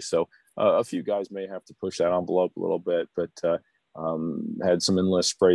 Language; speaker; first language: English; native; English